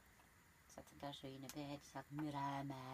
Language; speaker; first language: Dutch; native; Dutch